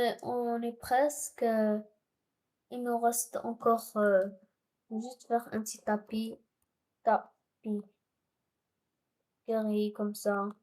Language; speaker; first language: French; non-native, local second language; Arabic